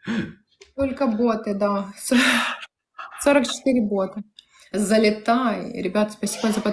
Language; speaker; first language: Russian; native; Russian